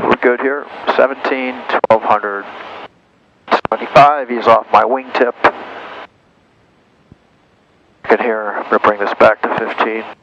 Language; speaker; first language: English; native; English